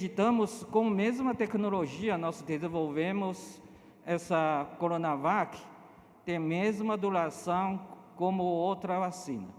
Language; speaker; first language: Portuguese; non-native, learner; Chinese